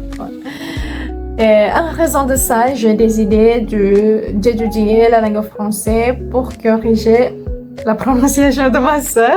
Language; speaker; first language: French; non-native, learner; Indonesian